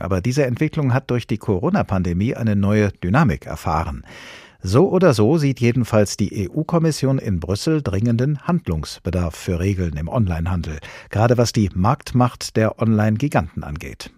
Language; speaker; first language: German; native; German